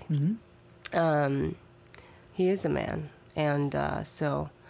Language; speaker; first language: English; early bilingual, other home language; Chinese